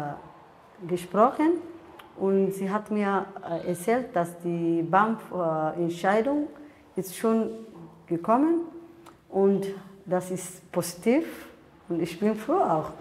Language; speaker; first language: German; non-native, learner; Somali